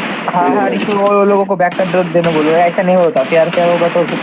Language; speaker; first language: Hindi; non-native, local second language; Bangla